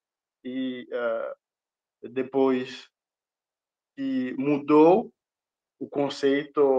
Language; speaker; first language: Portuguese; non-native, fluent; Haitian Creole